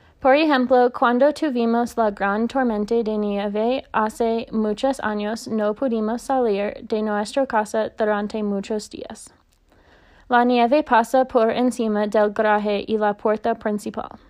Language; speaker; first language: Spanish; non-native, learner; English